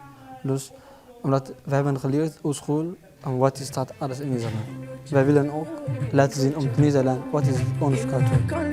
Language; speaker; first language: Dutch; non-native, learner; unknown